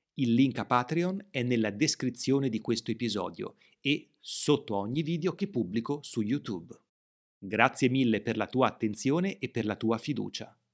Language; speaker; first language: Italian; native; Italian